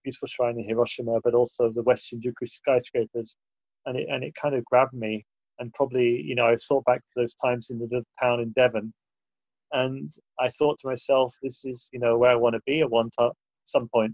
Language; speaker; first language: English; native; English